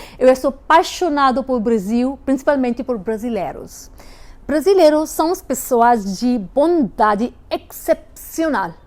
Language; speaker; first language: Portuguese; non-native, fluent; Hindi